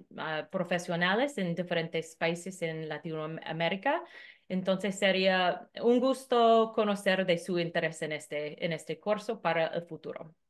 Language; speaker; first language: Spanish; non-native, fluent; English